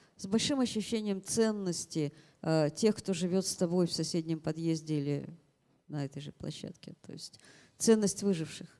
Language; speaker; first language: Russian; native; Russian